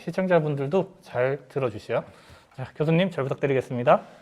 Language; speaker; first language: Korean; native; Korean